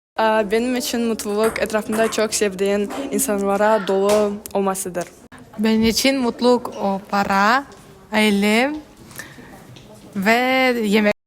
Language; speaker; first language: Turkish; non-native, learner; Uzbek